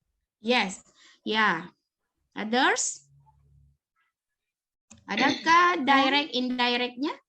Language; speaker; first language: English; non-native, learner; Indonesian